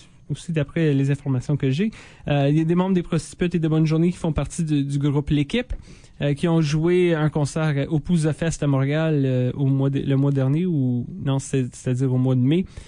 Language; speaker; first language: French; native; French